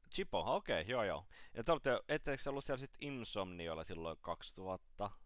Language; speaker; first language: Finnish; native; Finnish